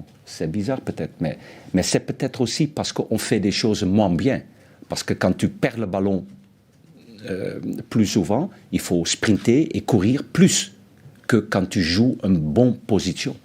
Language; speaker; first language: French; non-native, fluent; Dutch